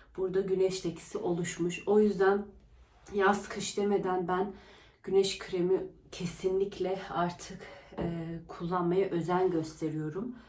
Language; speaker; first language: Turkish; early bilingual, heritage; Turkish